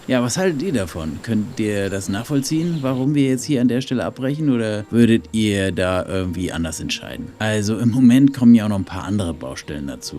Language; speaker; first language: German; native; German